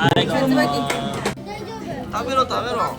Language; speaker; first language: Japanese; non-native, fluent; Filipino